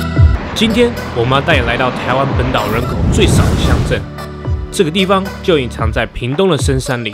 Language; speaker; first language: Chinese; native; Chinese